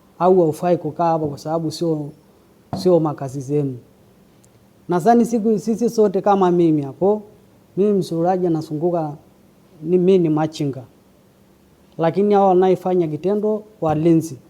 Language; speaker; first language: Swahili; non-native, local second language; Masai